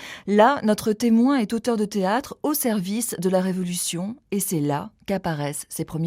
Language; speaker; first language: French; native; French